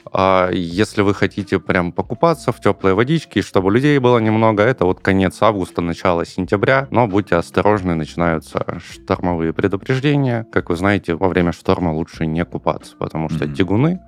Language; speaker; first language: Russian; native; Russian